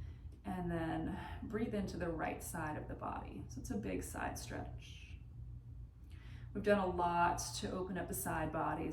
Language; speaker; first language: English; native; English